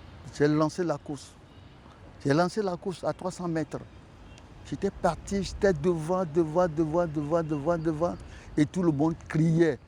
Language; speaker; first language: French; non-native, local second language; Ewe